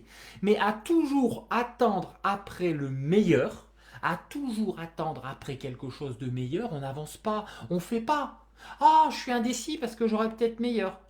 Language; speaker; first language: French; native; French